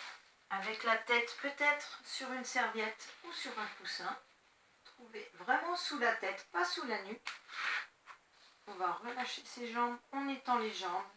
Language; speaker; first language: French; native; French